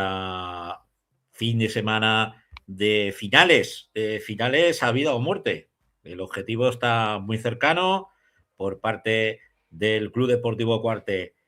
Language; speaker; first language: Spanish; native; Spanish